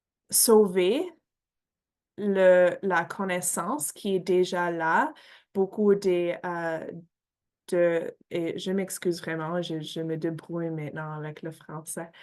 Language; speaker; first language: French; non-native, fluent; English